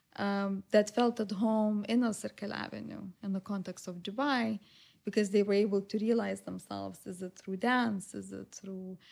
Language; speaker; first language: English; non-native, fluent; Lithuanian